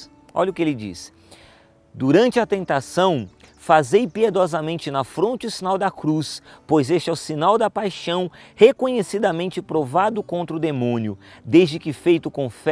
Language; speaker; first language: Portuguese; native; Portuguese